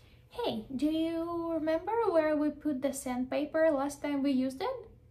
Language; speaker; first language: English; non-native, fluent; Ukrainian